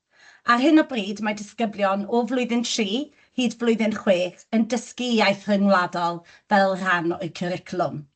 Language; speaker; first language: Welsh; native; Welsh